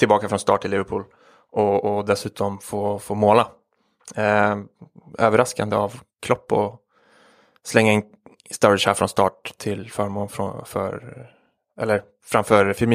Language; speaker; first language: Swedish; native; Swedish